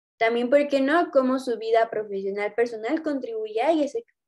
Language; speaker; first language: Spanish; native; Spanish